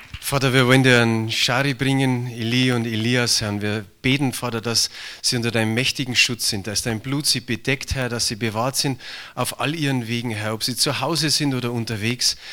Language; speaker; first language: German; native; German